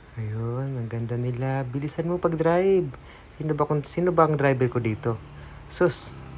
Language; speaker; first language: Filipino; non-native, local second language; Cebuano